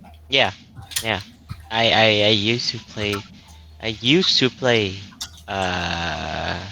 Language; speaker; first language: English; non-native, learner; Vietnamese